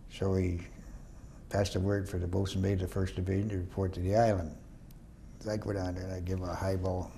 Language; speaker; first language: English; native; English